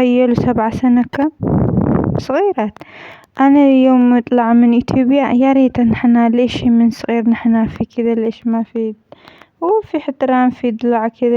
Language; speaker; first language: Arabic; non-native, learner; Amharic